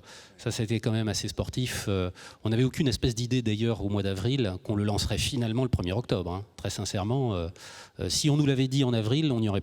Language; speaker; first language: French; native; French